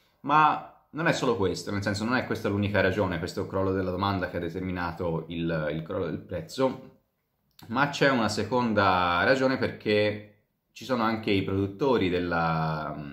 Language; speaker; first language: Italian; native; Italian